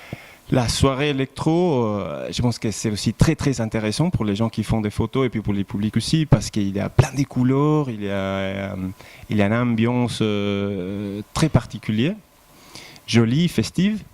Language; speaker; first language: French; non-native, fluent; Spanish